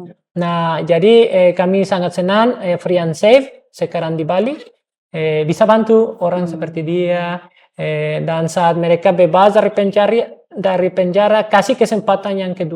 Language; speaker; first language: Indonesian; non-native, fluent; English